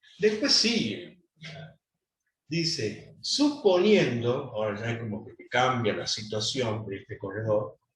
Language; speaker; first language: Spanish; native; Spanish